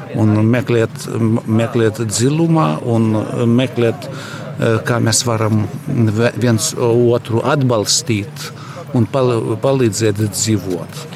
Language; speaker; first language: Latvian; non-native, learner; Lithuanian